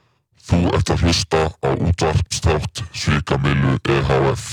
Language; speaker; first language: Icelandic; native; Icelandic